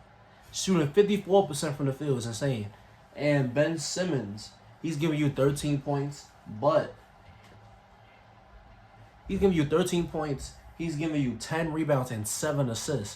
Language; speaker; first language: English; native; English